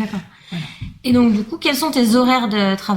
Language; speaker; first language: French; native; French